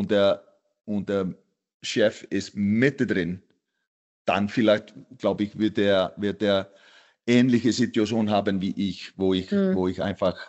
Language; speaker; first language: German; non-native, fluent; Icelandic